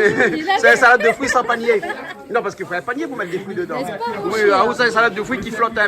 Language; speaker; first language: French; native; French